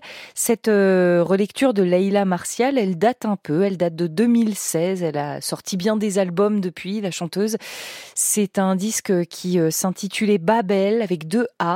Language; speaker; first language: French; native; French